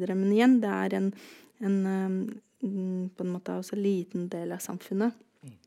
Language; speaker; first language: Norwegian; non-native, fluent; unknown